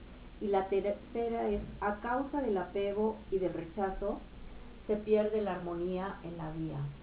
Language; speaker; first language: Spanish; native; Spanish